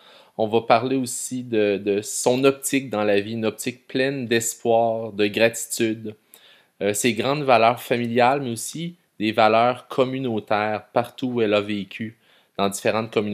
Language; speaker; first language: French; native; French